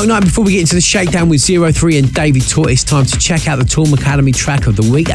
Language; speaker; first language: English; native; English